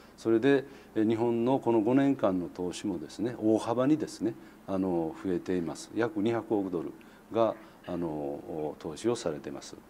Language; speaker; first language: Japanese; native; Japanese